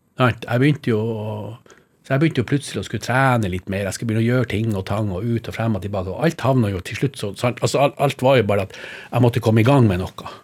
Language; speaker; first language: Norwegian; native; Norwegian